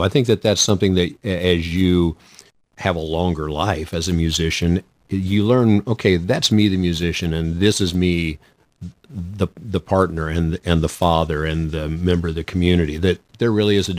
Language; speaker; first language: English; native; English